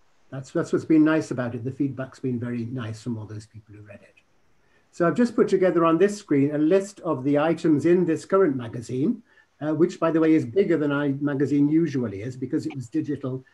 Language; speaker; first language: English; native; English